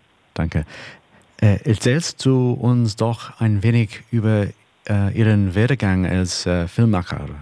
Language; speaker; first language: German; non-native, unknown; English